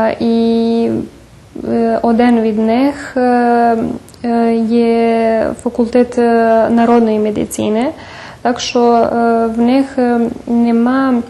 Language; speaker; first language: Ukrainian; early bilingual, heritage; Ukrainian